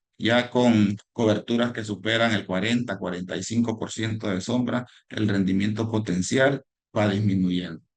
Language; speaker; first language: Spanish; native; Spanish